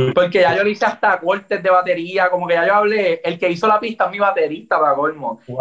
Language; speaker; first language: Spanish; native; Spanish